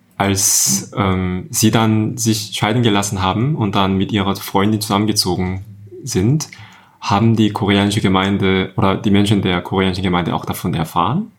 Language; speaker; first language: German; non-native, fluent; Korean